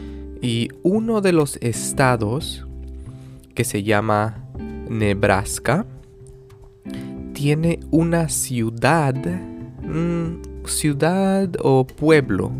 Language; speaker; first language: Spanish; early bilingual, other home language; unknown